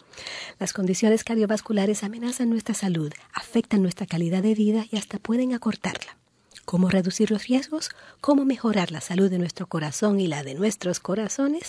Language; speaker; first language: Spanish; native; Spanish